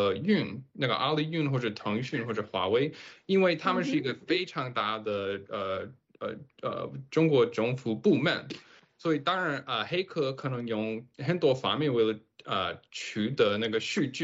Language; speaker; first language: Chinese; non-native, fluent; English